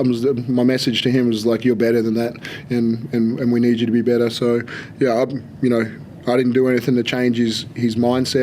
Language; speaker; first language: English; native; English